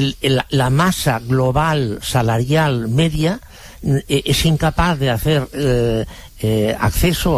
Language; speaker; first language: Spanish; native; Spanish